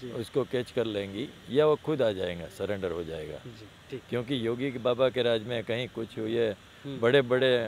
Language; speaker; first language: Hindi; non-native, local second language; Gujarati